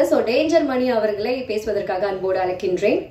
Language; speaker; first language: Tamil; native; Tamil